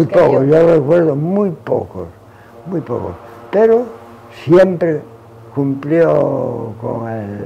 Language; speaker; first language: Spanish; native; Spanish